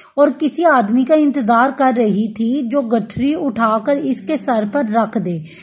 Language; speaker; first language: Urdu; non-native, local second language; Punjabi